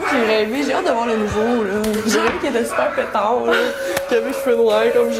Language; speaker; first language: French; native; French